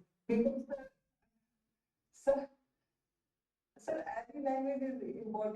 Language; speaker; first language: English; non-native, learner; Hindi